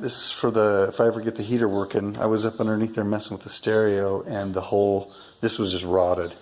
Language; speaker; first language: English; native; English